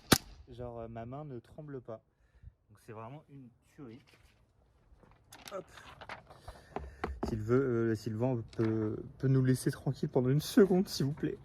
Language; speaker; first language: French; native; French